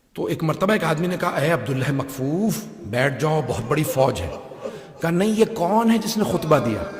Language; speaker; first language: Urdu; native; Urdu